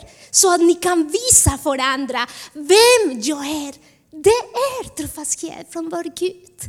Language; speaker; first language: Swedish; non-native, fluent; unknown